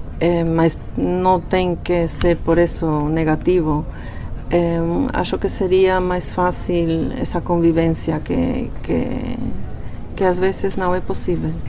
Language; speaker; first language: Portuguese; non-native, fluent; Spanish